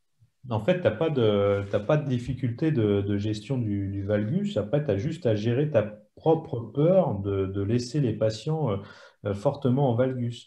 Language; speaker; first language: French; native; French